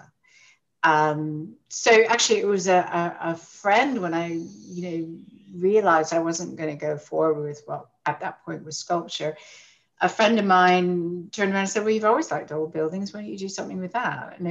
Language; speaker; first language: English; native; English